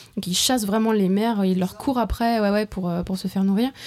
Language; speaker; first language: French; native; French